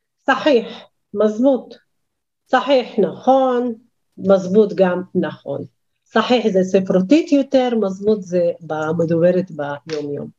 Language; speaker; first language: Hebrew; non-native, local second language; Arabic